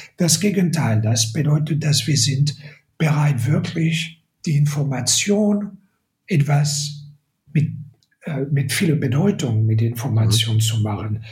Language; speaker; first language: German; non-native, fluent; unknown